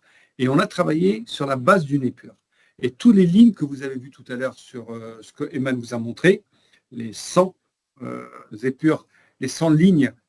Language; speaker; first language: French; native; French